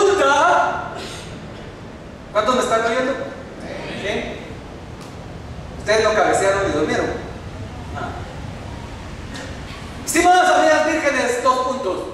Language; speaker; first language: Spanish; native; Spanish